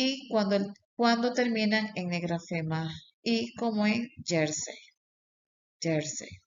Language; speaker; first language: Spanish; native; Spanish